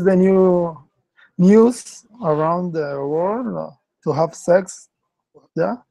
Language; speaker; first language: English; non-native, learner; Spanish